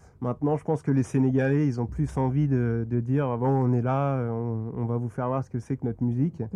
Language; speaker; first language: French; native; French